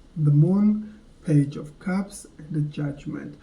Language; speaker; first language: English; non-native, fluent; Georgian